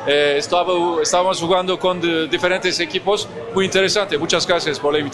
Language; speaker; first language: Spanish; non-native, learner; Turkish